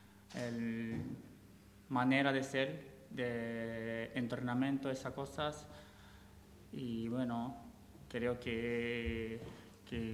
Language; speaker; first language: Spanish; non-native, learner; Japanese